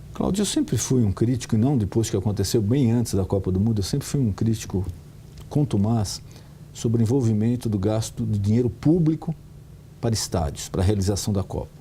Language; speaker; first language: Portuguese; native; Portuguese